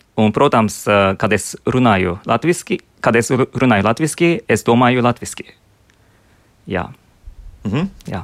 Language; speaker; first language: Latvian; non-native, fluent; Japanese